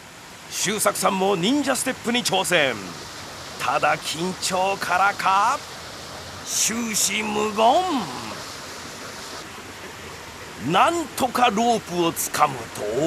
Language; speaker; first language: Japanese; native; Japanese